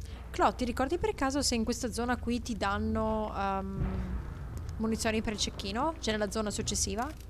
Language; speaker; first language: Italian; early bilingual, other home language; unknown